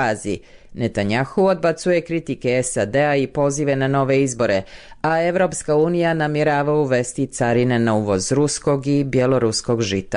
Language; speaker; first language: Croatian; native; Croatian